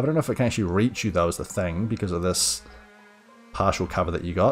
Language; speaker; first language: English; native; English